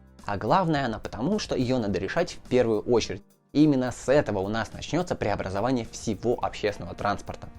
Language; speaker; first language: Russian; native; Russian